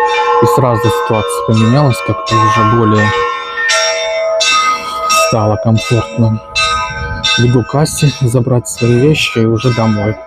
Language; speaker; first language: Russian; native; Russian